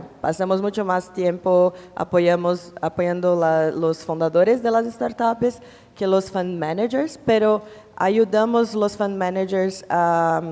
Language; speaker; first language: Spanish; non-native, fluent; Portuguese